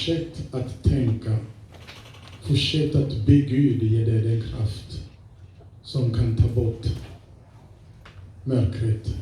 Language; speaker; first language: Swedish; non-native, fluent; French